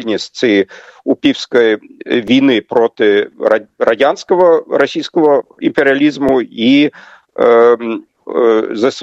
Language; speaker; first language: Ukrainian; non-native, fluent; German